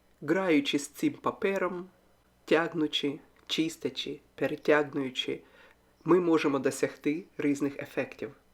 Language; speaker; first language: Ukrainian; non-native, local second language; Russian